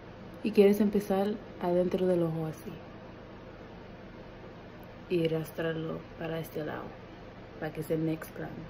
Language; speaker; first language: Spanish; early bilingual, heritage; Spanish